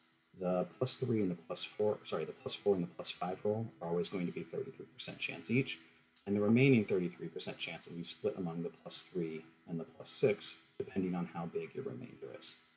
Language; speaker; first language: English; native; English